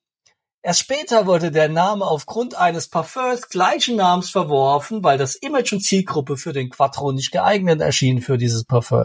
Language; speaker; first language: German; native; German